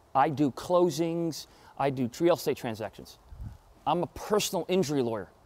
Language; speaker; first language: English; native; English